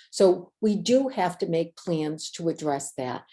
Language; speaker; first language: English; native; English